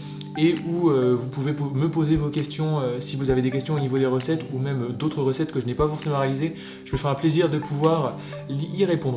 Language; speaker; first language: French; native; French